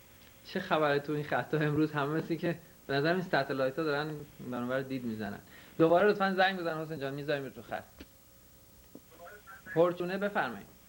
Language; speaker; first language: Persian; native; Persian